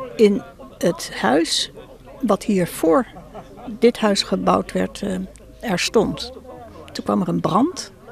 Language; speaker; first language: Dutch; non-native, fluent; English